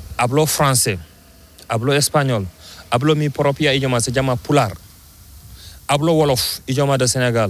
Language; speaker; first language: Spanish; non-native, learner; Fula